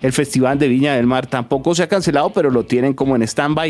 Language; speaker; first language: Spanish; native; Spanish